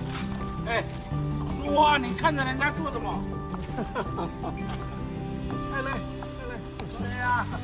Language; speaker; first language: Chinese; native; Chinese